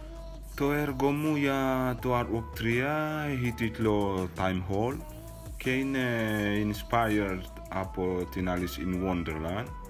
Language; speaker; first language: Greek; non-native, fluent; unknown